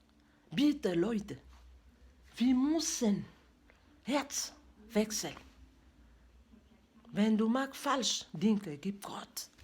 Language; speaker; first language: German; non-native, learner; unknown